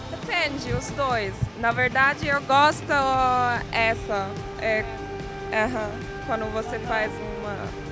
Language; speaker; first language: Portuguese; non-native, learner; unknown